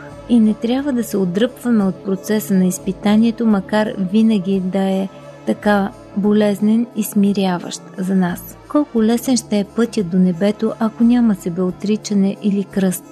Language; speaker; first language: Bulgarian; native; Bulgarian